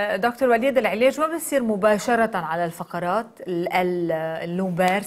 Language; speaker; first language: Arabic; native; Arabic